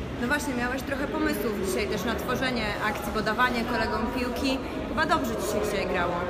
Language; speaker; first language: Polish; native; Polish